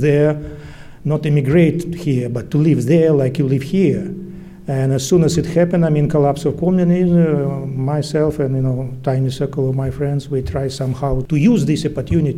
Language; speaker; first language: English; early bilingual, other home language; Russian